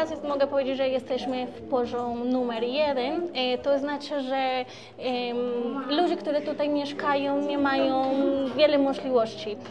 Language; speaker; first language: Polish; non-native, learner; Spanish